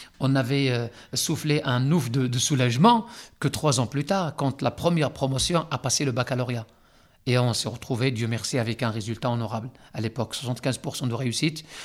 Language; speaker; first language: French; non-native, local second language; Arabic